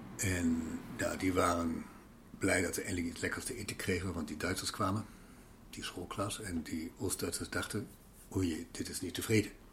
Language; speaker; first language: Dutch; non-native, fluent; German